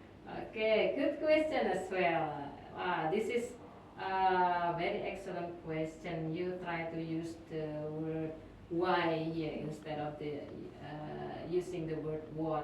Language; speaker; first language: English; non-native, fluent; Indonesian